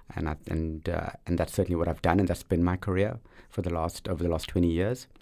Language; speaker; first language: English; native; English